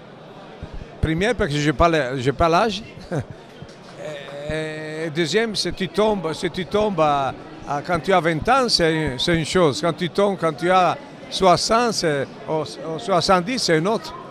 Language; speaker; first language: French; non-native, fluent; Italian